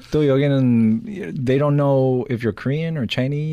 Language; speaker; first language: English; early bilingual, other home language; Korean